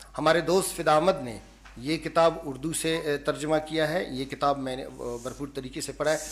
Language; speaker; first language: Urdu; non-native, local second language; Baluchi